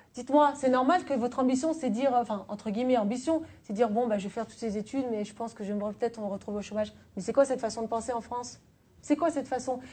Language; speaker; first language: French; native; French